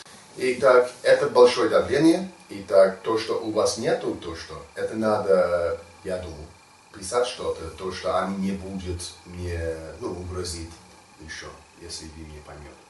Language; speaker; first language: Russian; non-native, learner; English